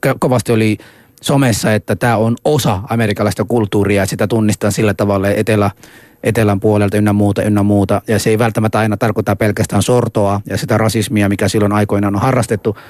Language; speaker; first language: Finnish; non-native, fluent; Somali